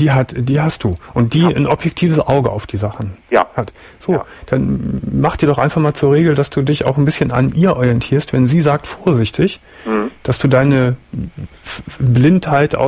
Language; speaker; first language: German; native; German